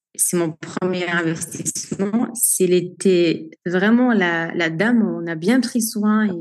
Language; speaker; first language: French; non-native, local second language; Arabic